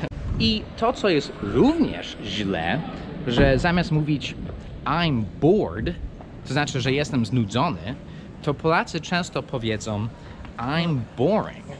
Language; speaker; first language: Polish; non-native, fluent; English